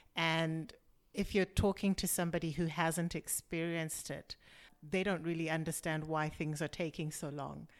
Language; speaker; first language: English; non-native, local second language; Shona